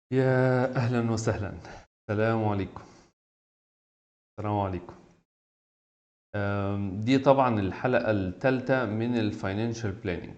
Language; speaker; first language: Arabic; native; Arabic